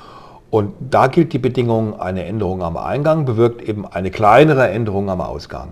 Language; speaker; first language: German; native; German